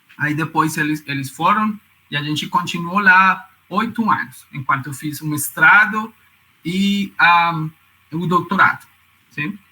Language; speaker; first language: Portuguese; non-native, fluent; Spanish